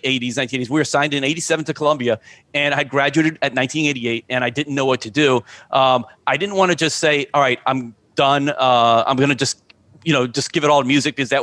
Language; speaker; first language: English; native; English